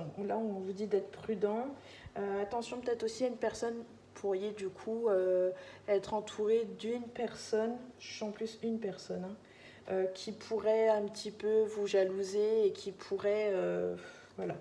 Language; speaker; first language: French; native; French